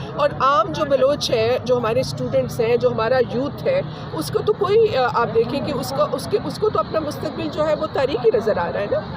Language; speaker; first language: Urdu; non-native, local second language; Punjabi